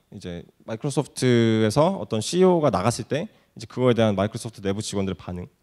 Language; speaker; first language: Korean; native; Korean